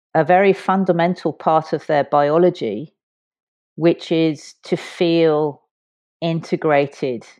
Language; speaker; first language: English; native; English